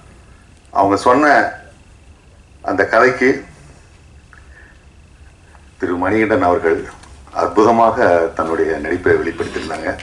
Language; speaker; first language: Tamil; native; Tamil